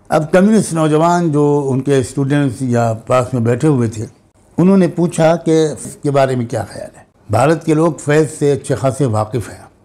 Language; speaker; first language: Hindi; native; Hindi